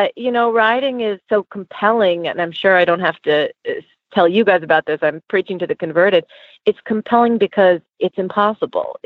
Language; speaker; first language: English; native; English